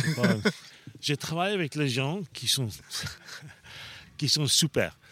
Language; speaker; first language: French; non-native, fluent; Afrikaans